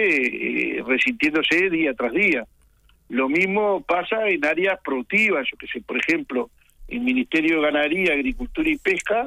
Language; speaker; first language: Spanish; native; Spanish